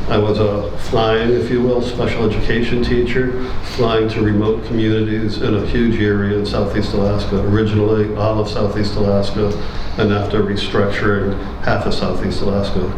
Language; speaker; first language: English; native; English